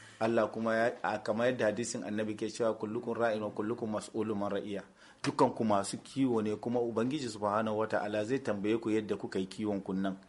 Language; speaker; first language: Hausa; non-native, local second language; Fula